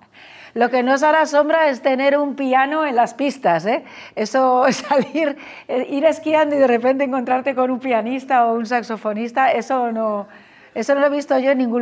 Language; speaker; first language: Spanish; native; Spanish